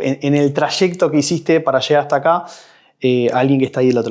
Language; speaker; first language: Spanish; native; Spanish